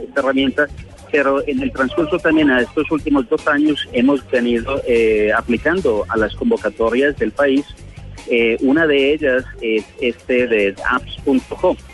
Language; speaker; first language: Spanish; early bilingual, heritage; Spanish